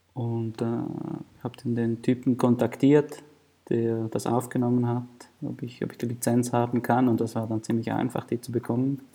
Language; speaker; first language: German; native; German